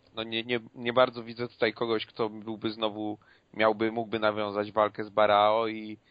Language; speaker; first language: Polish; native; Polish